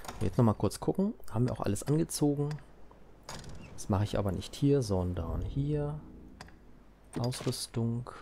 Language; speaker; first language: German; native; German